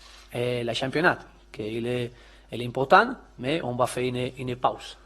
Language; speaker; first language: French; non-native, learner; Spanish